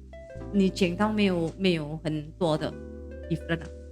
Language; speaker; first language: Chinese; non-native, learner; Indonesian